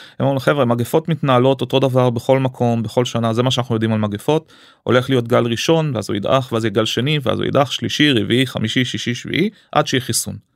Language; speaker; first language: Hebrew; early bilingual, other home language; English